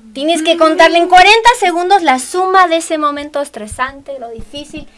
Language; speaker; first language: Spanish; native; Spanish